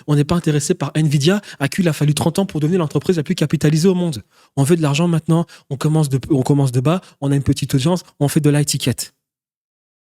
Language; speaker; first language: French; native; French